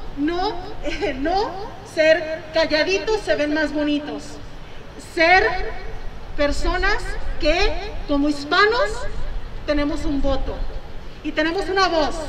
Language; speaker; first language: Spanish; early bilingual, heritage; Spanish